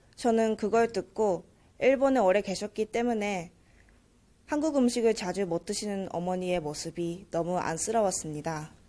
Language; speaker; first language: Korean; early bilingual, heritage; Korean